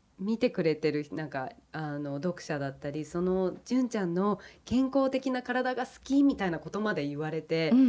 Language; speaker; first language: Japanese; early bilingual, heritage; English